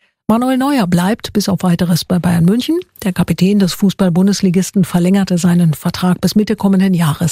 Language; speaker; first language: German; native; German